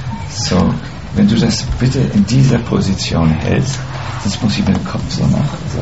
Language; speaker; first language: German; native; German